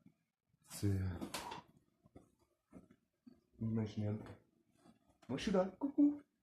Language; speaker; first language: French; native; French